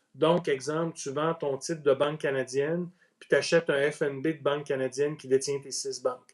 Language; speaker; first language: French; native; French